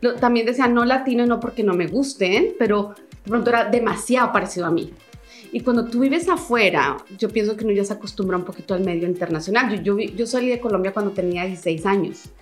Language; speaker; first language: Spanish; native; Spanish